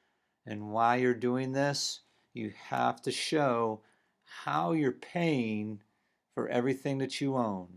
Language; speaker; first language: English; native; English